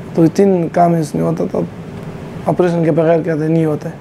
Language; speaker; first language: Hindi; non-native, learner; Persian